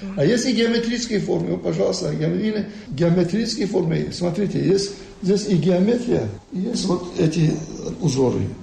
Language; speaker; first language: Russian; non-native, local second language; Tajik